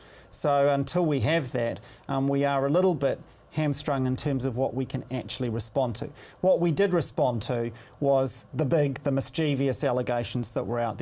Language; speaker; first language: English; native; English